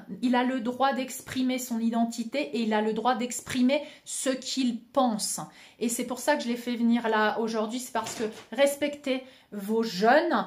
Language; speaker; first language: French; native; French